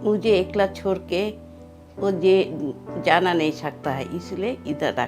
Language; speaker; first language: Hindi; non-native, local second language; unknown